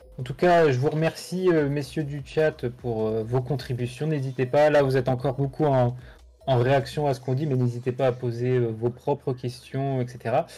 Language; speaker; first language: French; native; French